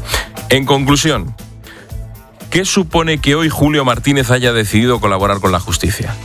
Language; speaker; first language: Spanish; native; Spanish